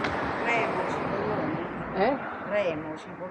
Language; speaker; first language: Italian; native; Italian